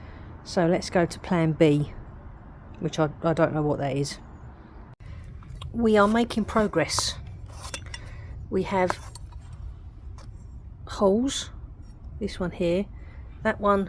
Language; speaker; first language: English; native; English